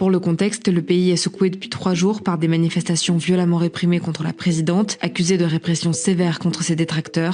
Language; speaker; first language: French; native; French